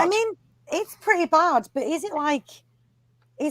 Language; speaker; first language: English; native; English